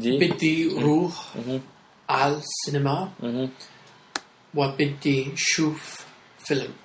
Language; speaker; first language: Arabic; non-native, learner; English